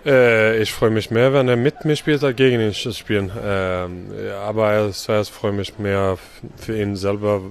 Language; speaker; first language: German; non-native, fluent; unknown